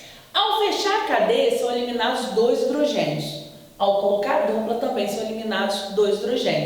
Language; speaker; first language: Portuguese; native; Portuguese